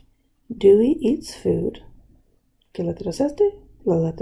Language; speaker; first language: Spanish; non-native, local second language; English